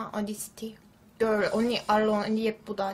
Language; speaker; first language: Korean; non-native, learner; Turkish